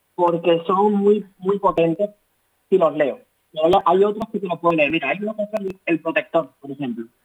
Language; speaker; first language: Spanish; native; Spanish